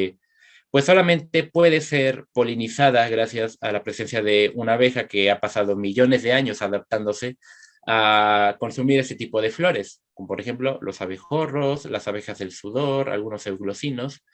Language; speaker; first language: Spanish; native; Spanish